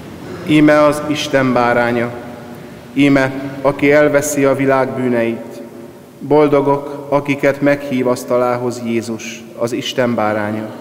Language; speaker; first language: Hungarian; native; Hungarian